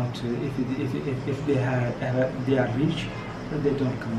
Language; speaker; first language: English; non-native, learner; Persian